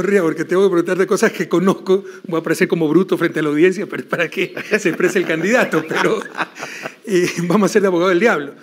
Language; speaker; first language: Spanish; native; Spanish